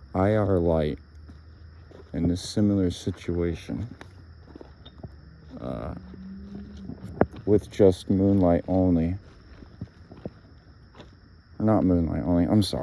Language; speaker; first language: English; native; English